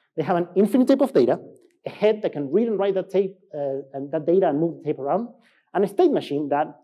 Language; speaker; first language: English; non-native, fluent; Spanish